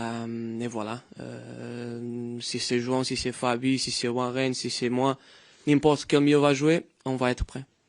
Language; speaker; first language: French; non-native, fluent; Portuguese